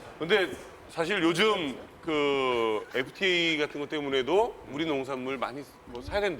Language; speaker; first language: Korean; native; Korean